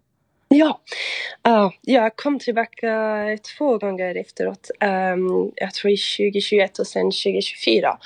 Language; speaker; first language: Swedish; non-native, fluent; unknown